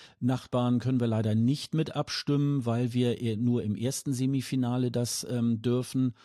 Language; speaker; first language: German; native; German